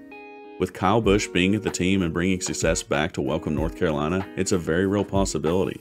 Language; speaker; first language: English; native; English